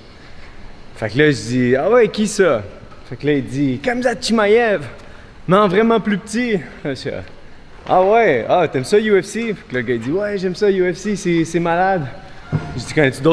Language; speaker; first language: French; native; French